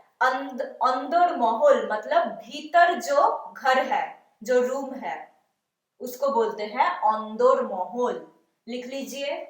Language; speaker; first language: Hindi; non-native, local second language; Bangla